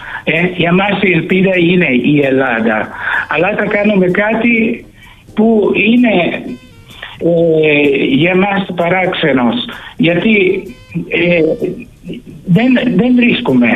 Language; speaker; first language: Greek; early bilingual, heritage; Greek